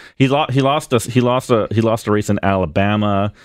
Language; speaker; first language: English; native; English